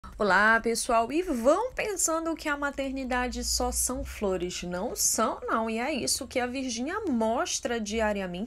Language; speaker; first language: Portuguese; native; Portuguese